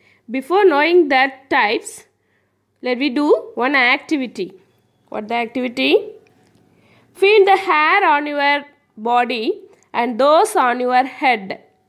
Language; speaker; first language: English; non-native, local second language; Tamil